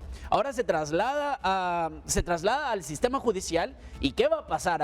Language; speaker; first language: Spanish; native; Spanish